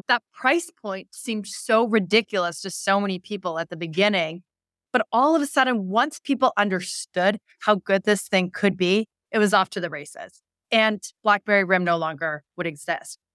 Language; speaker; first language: English; native; English